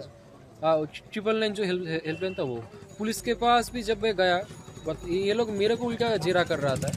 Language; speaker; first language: Hindi; non-native, local second language; Bangla